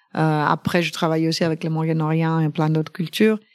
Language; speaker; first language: French; non-native, fluent; Greek